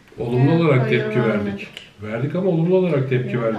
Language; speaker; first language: Turkish; native; Turkish